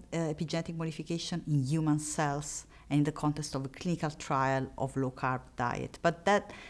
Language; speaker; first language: English; non-native, fluent; Italian